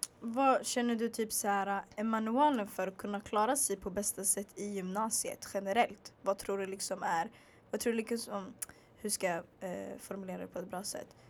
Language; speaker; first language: Swedish; native; Swedish